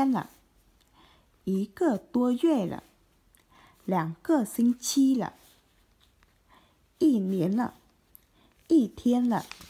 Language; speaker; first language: Chinese; non-native, learner; Vietnamese